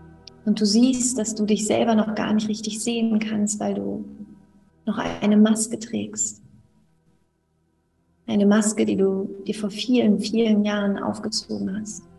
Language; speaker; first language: German; native; German